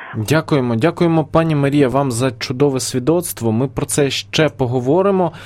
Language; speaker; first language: Ukrainian; native; Ukrainian